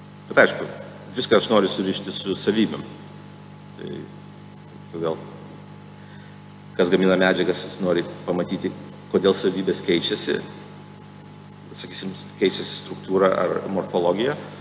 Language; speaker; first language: Lithuanian; native; Lithuanian